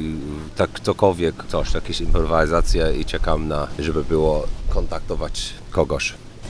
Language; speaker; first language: Polish; non-native, learner; English